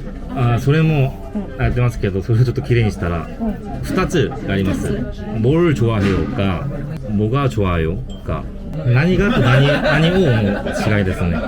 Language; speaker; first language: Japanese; non-native, learner; Korean